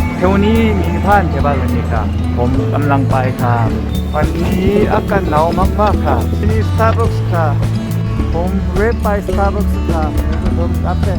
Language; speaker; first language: Thai; non-native, learner; Korean